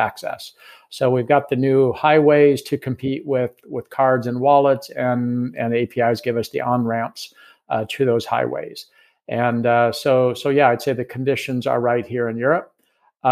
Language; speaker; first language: English; native; English